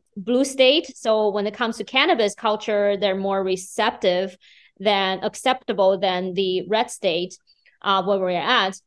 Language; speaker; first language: English; non-native, fluent; Chinese